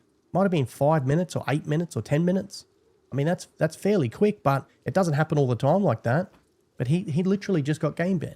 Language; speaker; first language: English; native; English